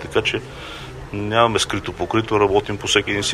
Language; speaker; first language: Bulgarian; native; Bulgarian